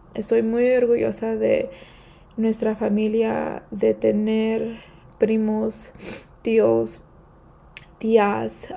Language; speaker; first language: Spanish; early bilingual, heritage; Spanish